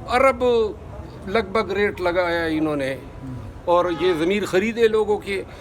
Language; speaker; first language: Urdu; non-native, local second language; Pashto